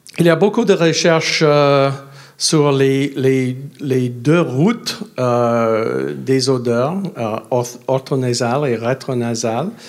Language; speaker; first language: French; non-native, learner; English